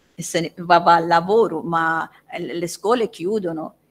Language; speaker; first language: Italian; non-native, fluent; Persian